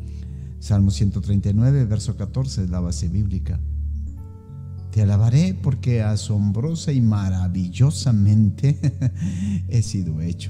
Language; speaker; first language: Spanish; native; Spanish